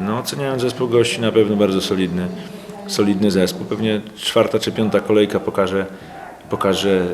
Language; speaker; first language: Polish; native; Polish